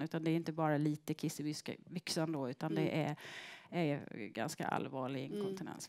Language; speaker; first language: Swedish; native; Swedish